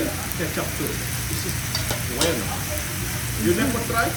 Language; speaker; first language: English; non-native, learner; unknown